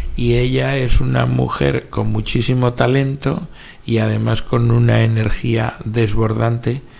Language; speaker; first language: Spanish; native; Spanish